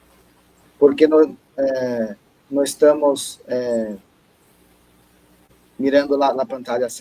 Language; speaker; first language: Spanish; non-native, learner; Portuguese